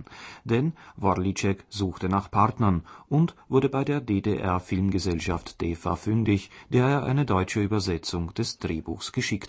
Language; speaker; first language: German; native; German